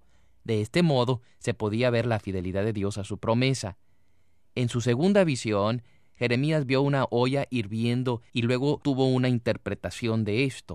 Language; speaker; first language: Spanish; native; Spanish